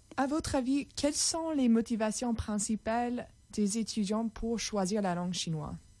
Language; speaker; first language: French; non-native, fluent; English